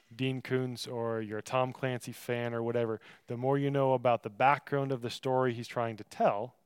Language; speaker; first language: English; native; English